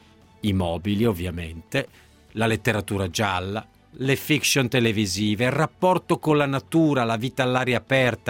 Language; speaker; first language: Italian; native; Italian